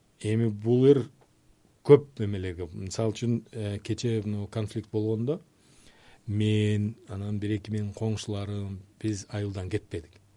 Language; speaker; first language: Kyrgyz; non-native, local second language; Uzbek